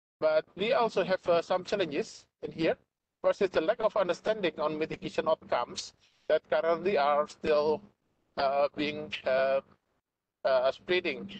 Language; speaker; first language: English; non-native, fluent; Indonesian